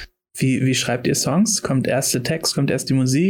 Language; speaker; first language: German; native; German